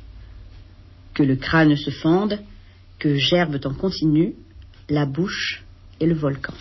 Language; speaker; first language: French; native; French